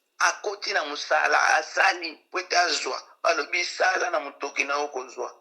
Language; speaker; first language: Lingala; native; Lingala